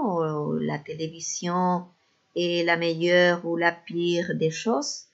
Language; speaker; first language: French; non-native, fluent; Spanish